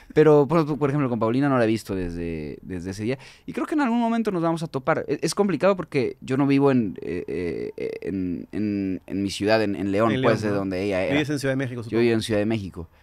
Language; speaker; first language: Spanish; native; Spanish